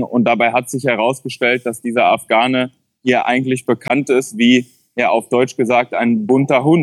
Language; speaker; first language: German; native; German